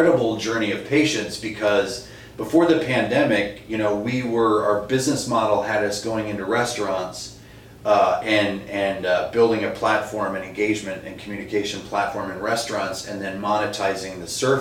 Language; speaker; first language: English; native; English